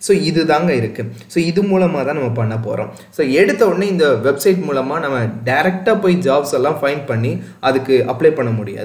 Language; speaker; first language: Tamil; native; Tamil